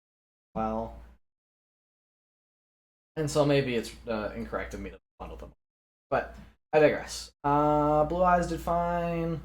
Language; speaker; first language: English; native; English